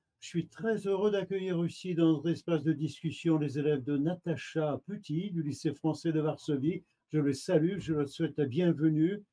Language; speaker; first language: French; native; French